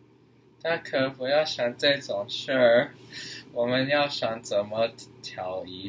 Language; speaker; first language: Chinese; non-native, learner; English